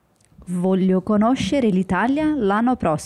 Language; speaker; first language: Italian; non-native, learner; Portuguese